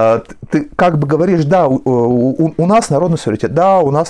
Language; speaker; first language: Russian; native; Russian